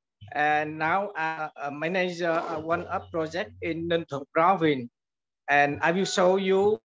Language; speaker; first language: English; non-native, learner; Vietnamese